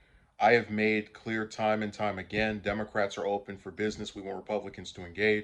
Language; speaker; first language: English; native; English